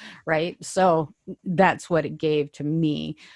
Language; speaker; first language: English; native; English